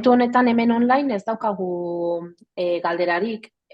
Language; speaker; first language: Basque; native; Basque